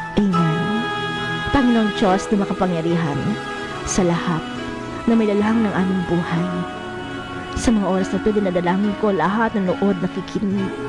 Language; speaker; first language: Filipino; native; Filipino